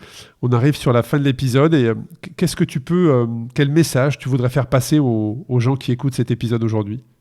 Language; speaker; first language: French; native; French